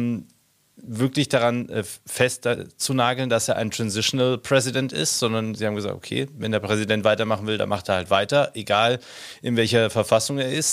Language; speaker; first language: German; native; German